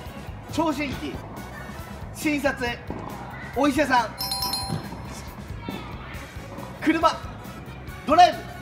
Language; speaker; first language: Japanese; native; Japanese